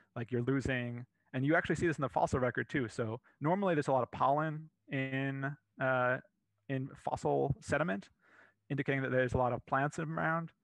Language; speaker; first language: English; native; English